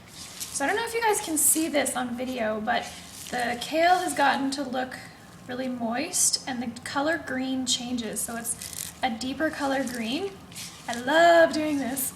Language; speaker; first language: English; native; English